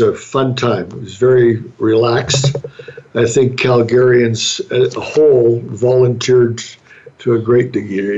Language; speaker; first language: English; native; English